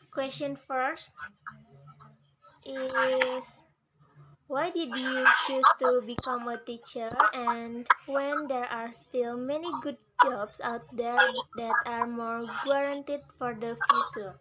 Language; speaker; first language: English; non-native, learner; Indonesian